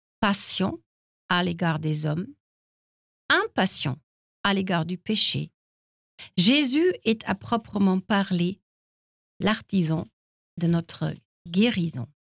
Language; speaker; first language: French; non-native, fluent; German